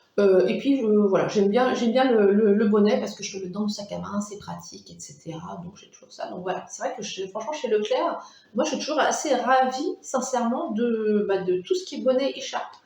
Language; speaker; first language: French; native; French